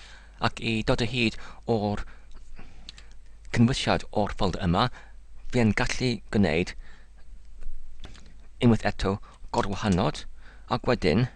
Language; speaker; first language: Welsh; non-native, learner; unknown